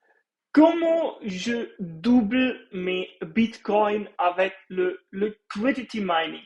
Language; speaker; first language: French; non-native, fluent; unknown